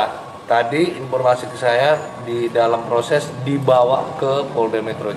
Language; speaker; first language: Indonesian; native; Indonesian